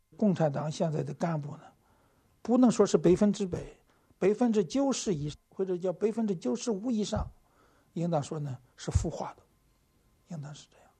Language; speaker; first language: Chinese; native; Chinese